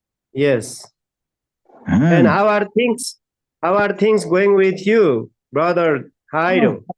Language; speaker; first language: English; non-native, learner; Nepali